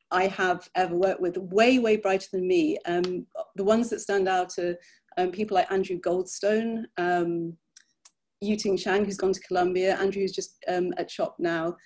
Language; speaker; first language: English; native; English